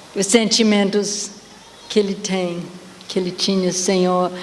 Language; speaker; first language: Portuguese; non-native, fluent; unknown